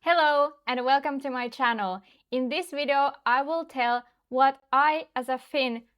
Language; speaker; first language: English; non-native, fluent; Finnish